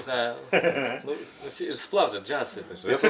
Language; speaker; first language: Russian; non-native, local second language; Kyrgyz